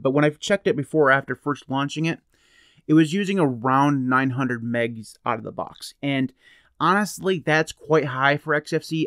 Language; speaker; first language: English; native; English